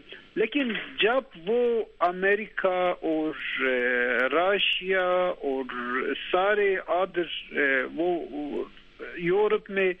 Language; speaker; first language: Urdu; non-native, learner; Turkish